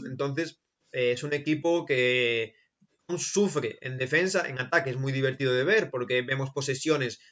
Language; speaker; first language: Spanish; native; Spanish